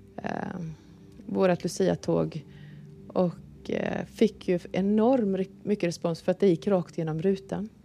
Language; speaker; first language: Swedish; native; Swedish